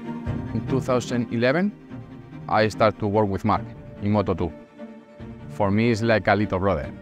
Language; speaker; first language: English; non-native, learner; Spanish